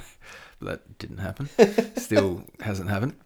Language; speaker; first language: English; native; English